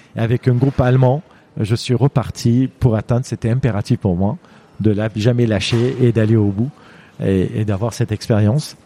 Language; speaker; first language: French; non-native, fluent; Armenian